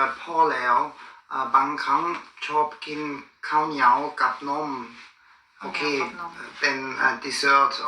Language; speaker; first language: Thai; non-native, learner; German